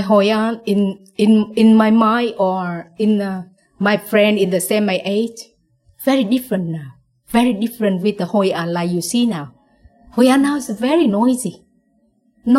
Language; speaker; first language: English; non-native, learner; Vietnamese